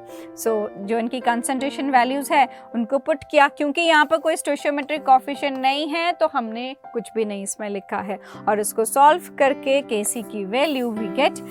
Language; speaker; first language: Hindi; native; Hindi